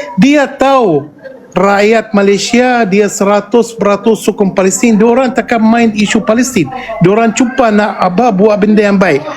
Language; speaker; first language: Malay; non-native, fluent; Arabic